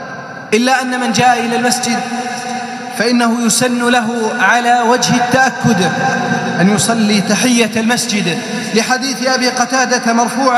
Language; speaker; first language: Arabic; native; Arabic